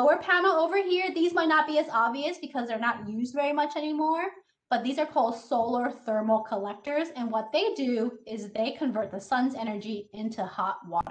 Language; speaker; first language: English; native; English